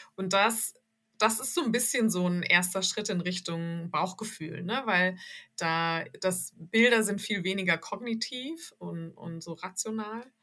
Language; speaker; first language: German; native; German